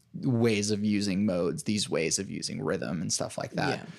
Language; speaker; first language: English; native; English